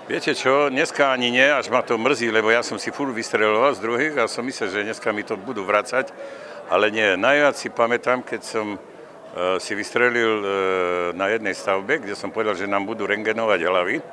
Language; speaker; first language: Slovak; native; Slovak